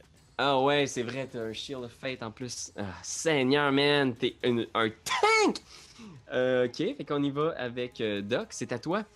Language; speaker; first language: French; native; French